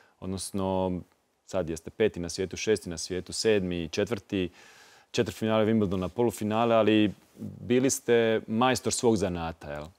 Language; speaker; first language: Croatian; native; Croatian